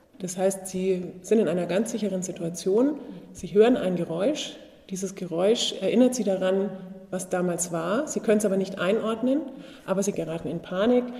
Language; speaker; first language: German; native; German